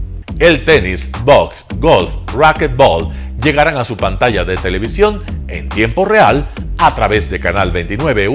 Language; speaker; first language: Spanish; native; Spanish